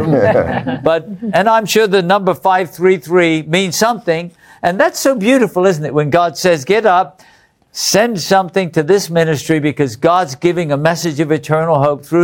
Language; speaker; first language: English; native; English